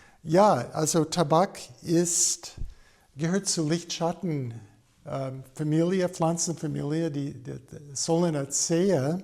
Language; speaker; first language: German; non-native, fluent; English